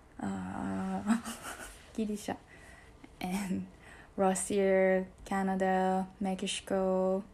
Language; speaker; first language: English; non-native, learner; Japanese